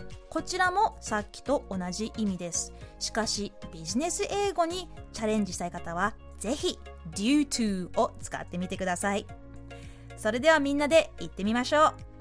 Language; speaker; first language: Japanese; native; Japanese